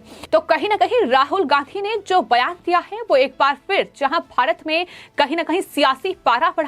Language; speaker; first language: Hindi; native; Hindi